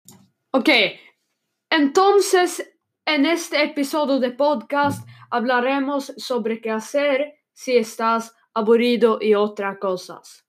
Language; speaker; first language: Spanish; non-native, learner; Swedish